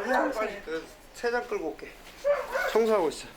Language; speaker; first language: Korean; native; Korean